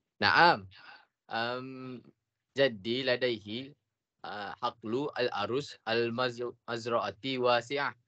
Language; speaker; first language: Arabic; non-native, learner; Malay